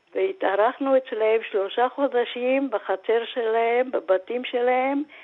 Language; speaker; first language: Hebrew; non-native, fluent; Persian